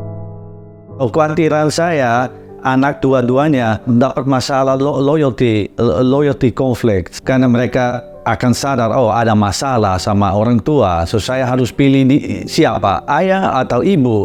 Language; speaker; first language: Indonesian; non-native, learner; Dutch